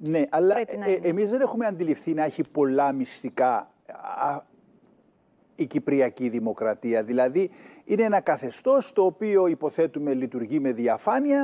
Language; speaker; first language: Greek; native; Greek